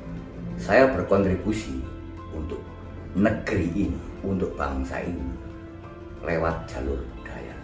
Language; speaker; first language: Indonesian; non-native, local second language; Javanese